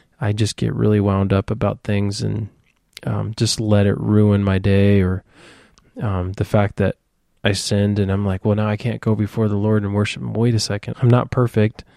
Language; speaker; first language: English; native; English